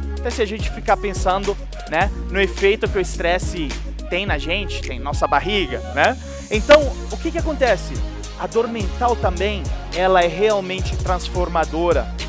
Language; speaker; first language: Portuguese; non-native, fluent; Italian